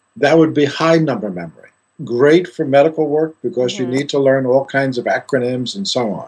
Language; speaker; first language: English; non-native, fluent; Greek